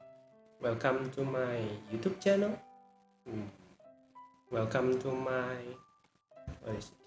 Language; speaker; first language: English; non-native, learner; Indonesian